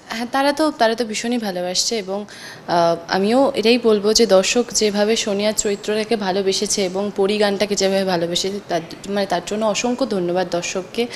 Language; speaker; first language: Bangla; native; Bangla